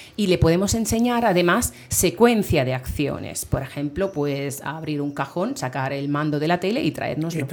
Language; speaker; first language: Spanish; non-native, fluent; Italian